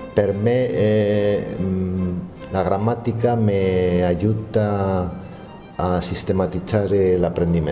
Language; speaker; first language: Italian; non-native, learner; Spanish